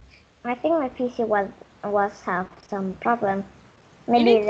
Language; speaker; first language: English; non-native, learner; Vietnamese